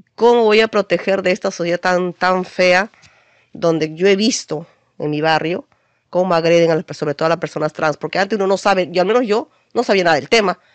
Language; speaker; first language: Spanish; native; Spanish